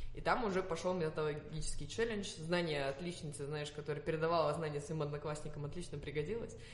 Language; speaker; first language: Russian; non-native, fluent; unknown